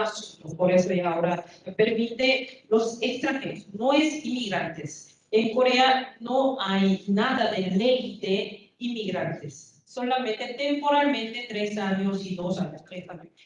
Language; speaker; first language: Spanish; non-native, learner; Korean